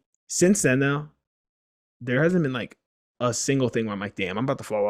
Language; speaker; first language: English; native; English